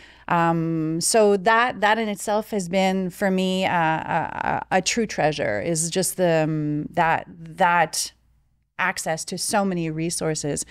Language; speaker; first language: English; early bilingual, other home language; French